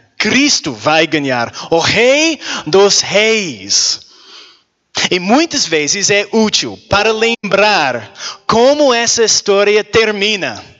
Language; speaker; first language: Portuguese; non-native, learner; English